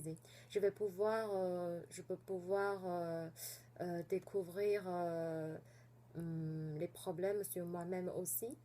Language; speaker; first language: French; non-native, fluent; Chinese